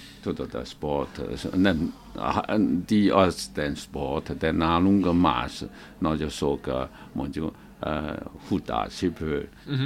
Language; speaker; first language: Hungarian; non-native, learner; Chinese